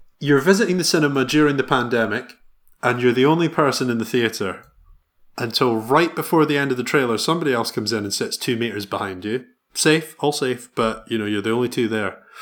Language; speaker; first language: English; native; English